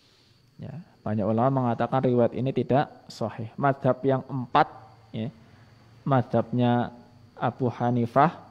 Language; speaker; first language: Indonesian; non-native, local second language; Javanese